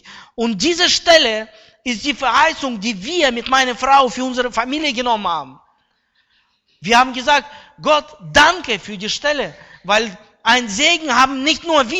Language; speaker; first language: German; non-native, fluent; Russian